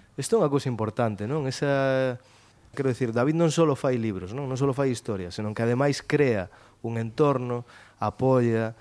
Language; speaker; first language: Galician; non-native, local second language; Spanish